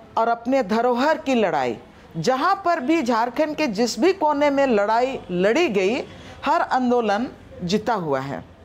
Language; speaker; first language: Hindi; non-native, local second language; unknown